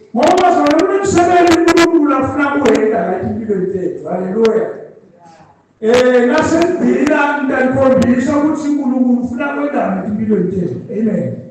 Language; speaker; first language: Zulu; non-native, local second language; Swati